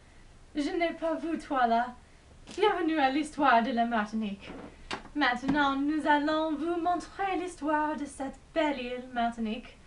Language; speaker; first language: French; non-native, learner; English